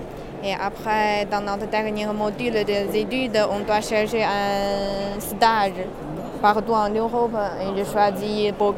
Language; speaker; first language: French; non-native, learner; Chinese